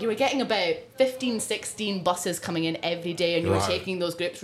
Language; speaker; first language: English; non-native, local second language; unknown